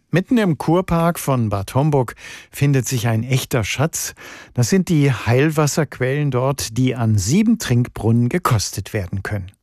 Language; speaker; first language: German; native; German